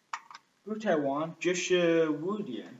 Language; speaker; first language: Chinese; non-native, learner; English